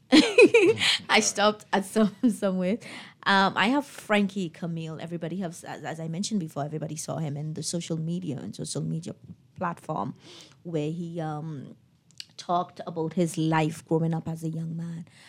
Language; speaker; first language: English; native; English